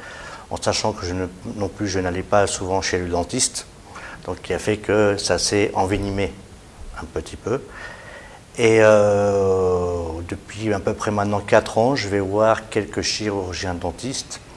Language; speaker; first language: French; native; French